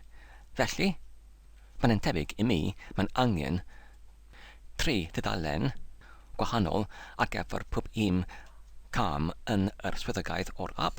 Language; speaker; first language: Welsh; non-native, learner; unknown